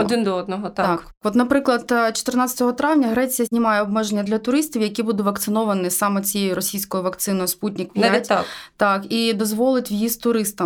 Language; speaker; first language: Ukrainian; native; Ukrainian